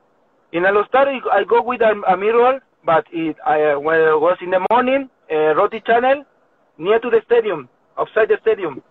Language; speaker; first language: English; non-native, learner; Spanish